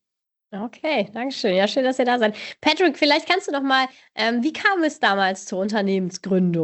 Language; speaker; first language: German; native; German